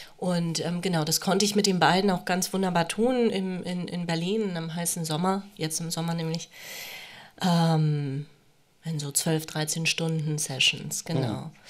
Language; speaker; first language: German; early bilingual, other home language; Romanian